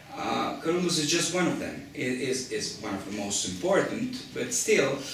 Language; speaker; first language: English; non-native, fluent; Italian